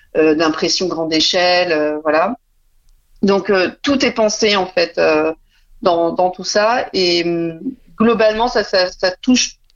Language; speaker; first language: French; native; French